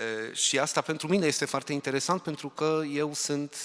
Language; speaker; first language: Romanian; non-native, fluent; Polish